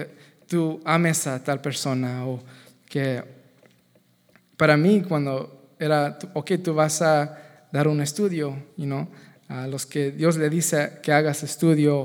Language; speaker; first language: Spanish; native; Spanish